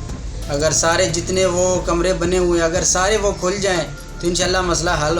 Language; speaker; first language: Hindi; non-native, local second language; Pashto